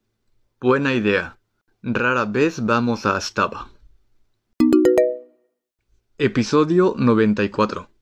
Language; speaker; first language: Spanish; non-native, fluent; Japanese